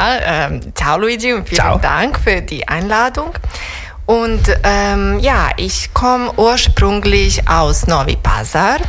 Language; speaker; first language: German; non-native, fluent; Serbian